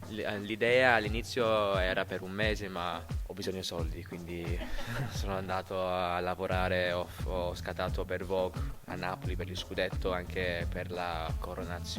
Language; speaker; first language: Italian; non-native, fluent; English